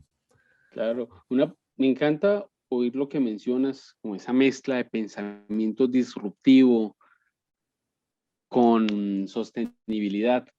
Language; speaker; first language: Spanish; native; Spanish